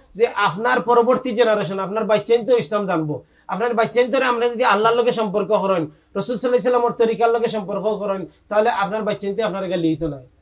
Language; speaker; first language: Bangla; native; Bangla